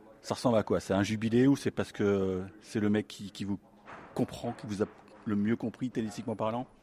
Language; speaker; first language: French; native; French